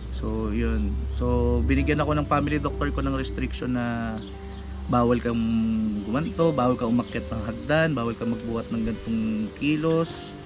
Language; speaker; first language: Filipino; native; Filipino